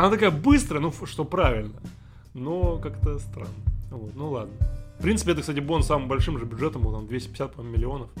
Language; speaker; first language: Russian; native; Russian